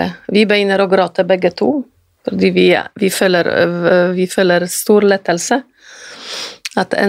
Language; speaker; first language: Norwegian; non-native, fluent; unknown